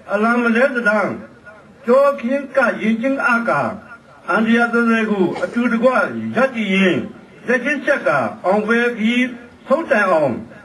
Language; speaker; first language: Burmese; non-native, local second language; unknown